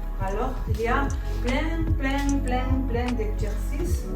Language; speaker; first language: French; non-native, fluent; Spanish